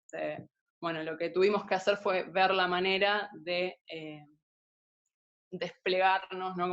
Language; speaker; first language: Spanish; native; Spanish